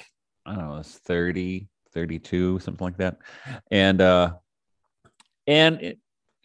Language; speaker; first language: English; native; English